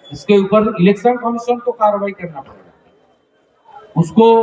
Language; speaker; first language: Hindi; non-native, local second language; Bangla